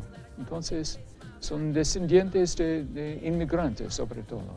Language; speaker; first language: Spanish; non-native, fluent; English